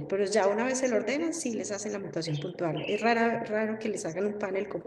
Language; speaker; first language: Spanish; native; Spanish